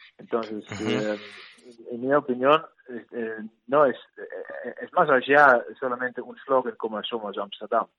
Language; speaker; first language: Spanish; non-native, learner; Dutch